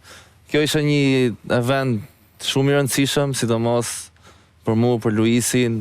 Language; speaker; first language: Albanian; native; Albanian